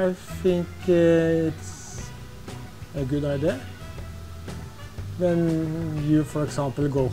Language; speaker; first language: English; non-native, fluent; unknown